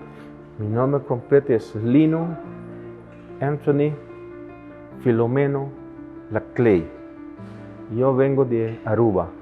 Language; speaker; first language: Spanish; non-native, fluent; Papiamento